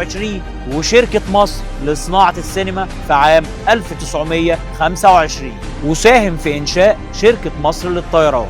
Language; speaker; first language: Arabic; native; Arabic